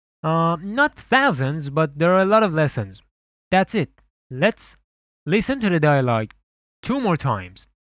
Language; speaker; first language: English; non-native, fluent; Persian